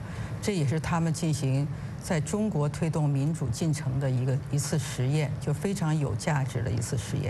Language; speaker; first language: Chinese; native; Chinese